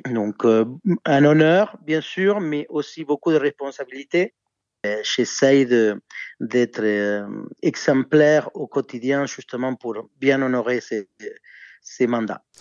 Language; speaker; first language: French; non-native, fluent; Spanish